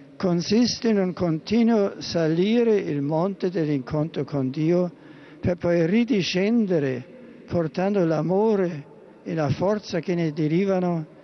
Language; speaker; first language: Italian; non-native, fluent; German